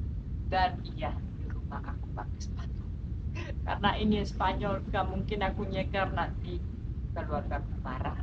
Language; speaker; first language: Indonesian; non-native, fluent; Spanish